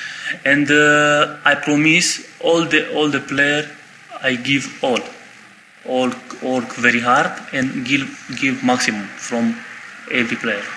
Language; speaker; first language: English; non-native, learner; Romanian